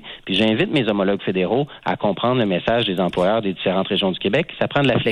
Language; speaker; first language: French; native; French